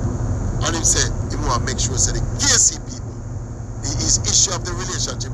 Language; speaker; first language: English; non-native, local second language; Jamaican Creole English